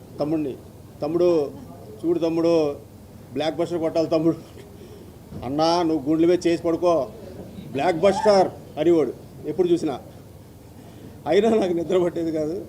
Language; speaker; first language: Telugu; native; Telugu